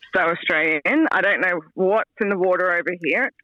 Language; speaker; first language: English; native; English